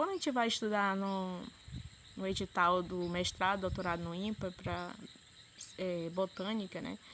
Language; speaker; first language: Portuguese; native; Portuguese